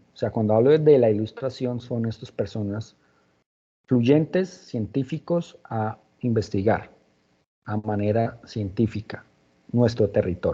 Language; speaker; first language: Spanish; native; Spanish